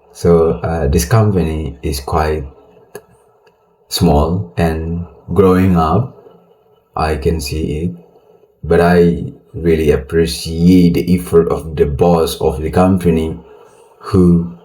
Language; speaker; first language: English; non-native, learner; Indonesian